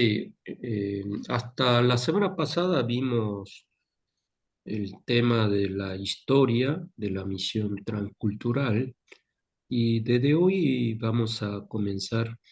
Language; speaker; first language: Spanish; non-native, fluent; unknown